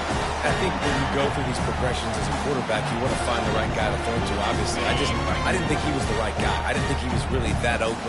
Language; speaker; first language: English; native; English